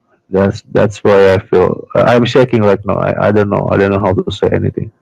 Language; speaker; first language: English; non-native, learner; Indonesian